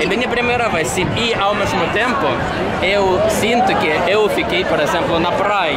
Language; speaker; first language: Portuguese; non-native, learner; Russian